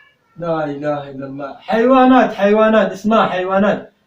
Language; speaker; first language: Arabic; native; Arabic